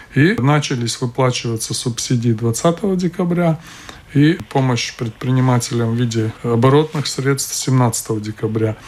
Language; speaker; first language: Russian; non-native, local second language; Latvian